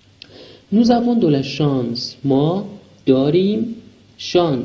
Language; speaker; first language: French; non-native, fluent; Persian